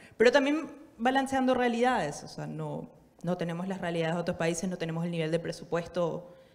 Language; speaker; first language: Spanish; native; Spanish